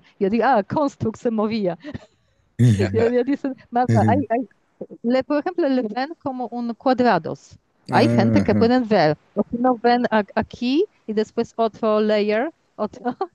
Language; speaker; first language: Spanish; non-native, learner; Polish